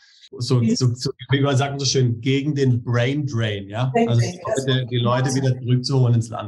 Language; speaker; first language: German; native; German